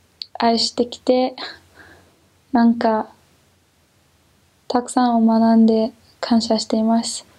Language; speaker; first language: Japanese; non-native, fluent; English